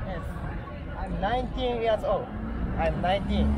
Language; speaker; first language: English; non-native, learner; Japanese